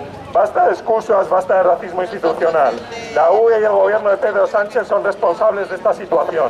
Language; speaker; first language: Spanish; native; Spanish